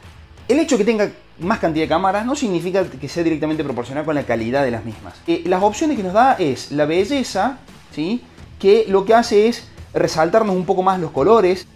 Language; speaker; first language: Spanish; native; Spanish